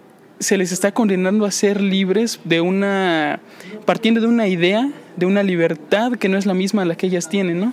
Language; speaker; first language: Spanish; native; Spanish